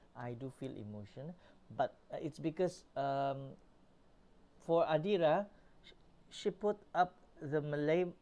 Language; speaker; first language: English; non-native, local second language; Malay